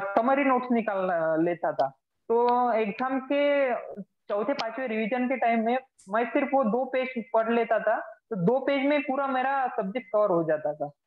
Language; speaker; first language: Hindi; non-native, local second language; Marathi